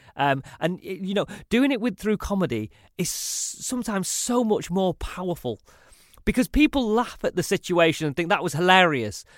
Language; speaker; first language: English; native; English